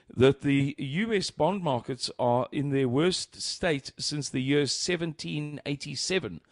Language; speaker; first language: English; native; English